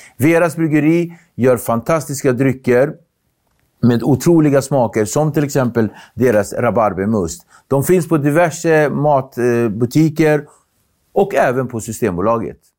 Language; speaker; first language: Swedish; early bilingual, other home language; Kabuverdianu